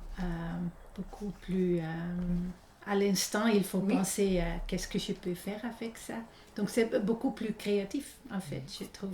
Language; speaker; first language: French; non-native, fluent; Dutch